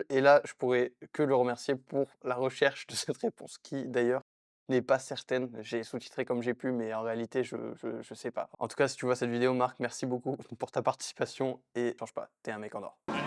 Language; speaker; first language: French; native; French